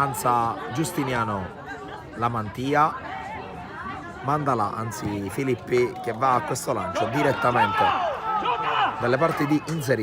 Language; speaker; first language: Italian; native; Italian